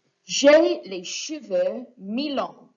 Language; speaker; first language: French; non-native, fluent; English